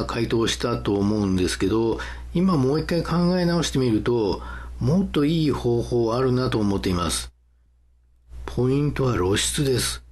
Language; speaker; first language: Japanese; native; Japanese